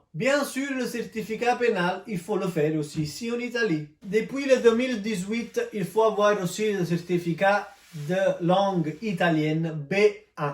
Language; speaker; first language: French; non-native, fluent; Italian